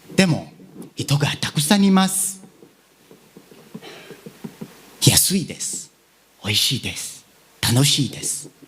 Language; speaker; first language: Japanese; non-native, learner; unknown